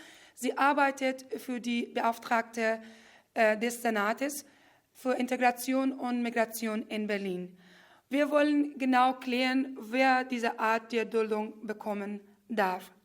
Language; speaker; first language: German; non-native, fluent; Pashto